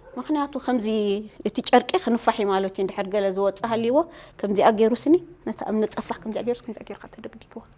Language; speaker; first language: Tigrinya; native; Tigrinya